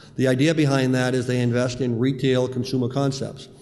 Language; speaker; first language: English; native; English